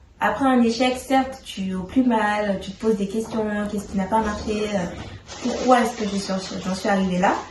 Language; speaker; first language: French; native; French